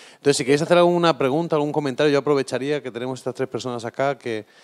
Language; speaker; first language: Spanish; native; Spanish